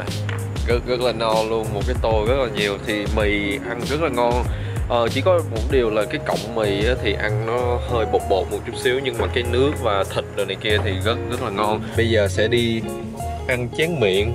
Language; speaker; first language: Vietnamese; early bilingual, other home language; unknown